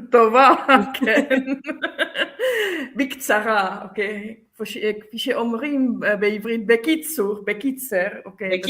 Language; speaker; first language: Hebrew; non-native, fluent; Czech